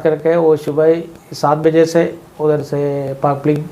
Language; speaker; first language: Hindi; non-native, local second language; Malayalam